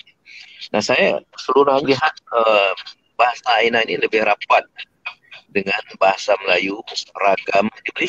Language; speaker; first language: Malay; native; Malay